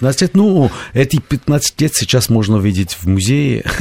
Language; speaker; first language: Russian; non-native, fluent; Armenian